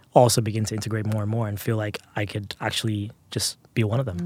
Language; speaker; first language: English; non-native, local second language; Yoruba